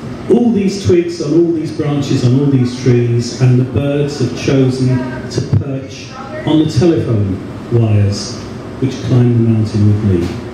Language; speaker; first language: English; native; English